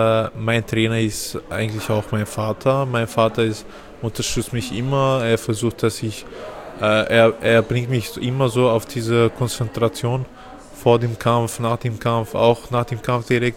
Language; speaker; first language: German; non-native, fluent; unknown